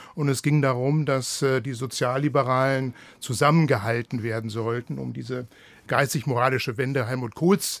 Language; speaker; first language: German; native; German